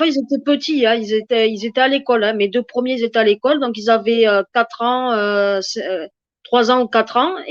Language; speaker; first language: French; native; French